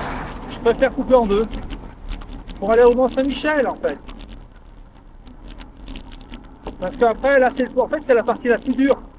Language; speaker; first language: French; native; French